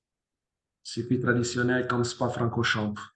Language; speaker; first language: French; non-native, fluent; Italian